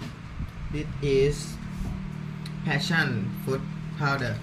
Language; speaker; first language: English; non-native, learner; Thai